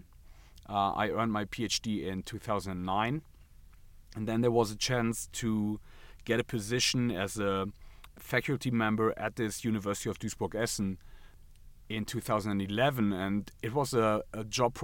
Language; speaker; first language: English; non-native, fluent; German